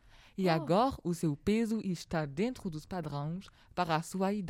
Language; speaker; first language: Portuguese; non-native, learner; French